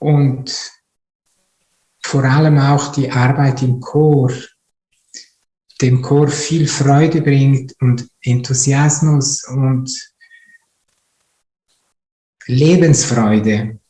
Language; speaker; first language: German; non-native, fluent; Italian